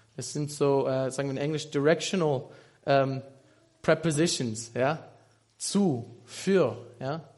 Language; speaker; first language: German; non-native, fluent; English